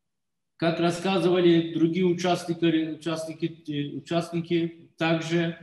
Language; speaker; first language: Russian; non-native, learner; Turkish